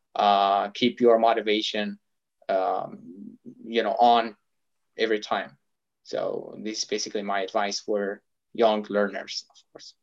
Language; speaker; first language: English; non-native, fluent; Arabic